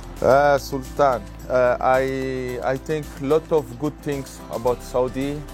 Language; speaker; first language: English; non-native, learner; French